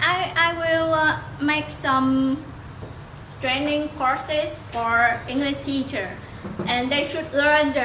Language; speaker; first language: English; non-native, learner; Vietnamese